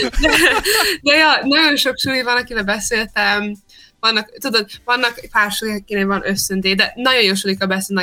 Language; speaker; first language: Hungarian; early bilingual, heritage; Hungarian